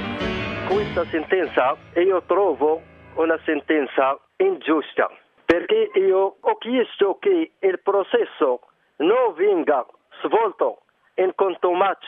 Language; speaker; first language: Italian; non-native, learner; Arabic